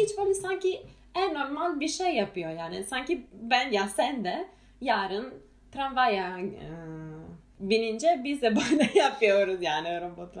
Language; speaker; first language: Turkish; non-native, fluent; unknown